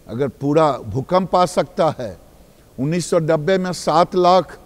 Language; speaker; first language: Hindi; native; Hindi